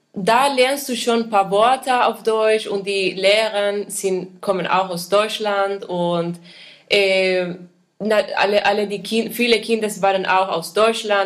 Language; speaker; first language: German; non-native, fluent; Spanish